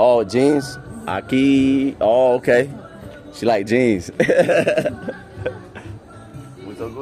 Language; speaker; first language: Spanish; non-native, learner; English